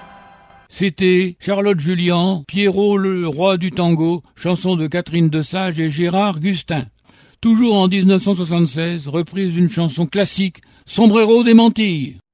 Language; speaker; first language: French; native; French